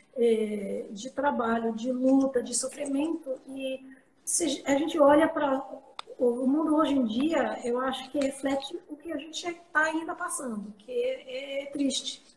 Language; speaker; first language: Portuguese; non-native, fluent; English